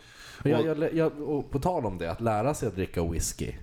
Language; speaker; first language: Swedish; native; Swedish